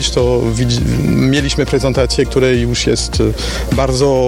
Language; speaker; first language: Polish; non-native, learner; French